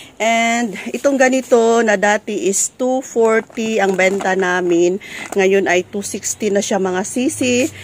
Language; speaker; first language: Filipino; native; Filipino